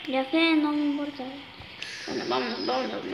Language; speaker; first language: Spanish; native; Spanish